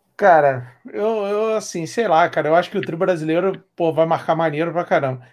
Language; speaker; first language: Portuguese; native; Portuguese